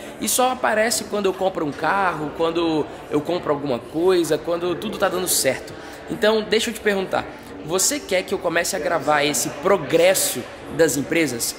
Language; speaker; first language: Portuguese; native; Portuguese